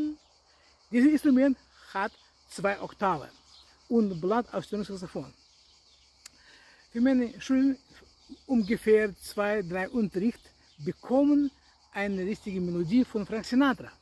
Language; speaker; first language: German; non-native, learner; Russian